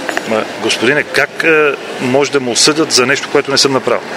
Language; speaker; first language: Bulgarian; native; Bulgarian